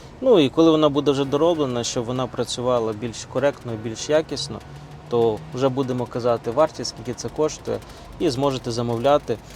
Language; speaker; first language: Ukrainian; non-native, local second language; Russian